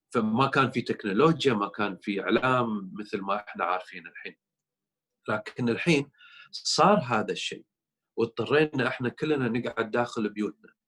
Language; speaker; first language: Arabic; native; Arabic